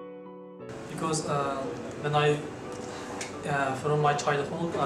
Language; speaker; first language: English; non-native, learner; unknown